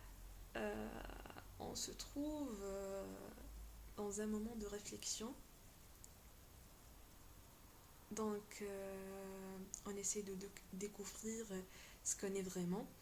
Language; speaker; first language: French; non-native, local second language; Arabic